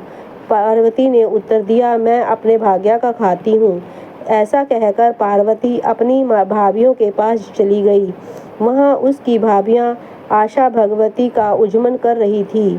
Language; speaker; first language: Hindi; native; Hindi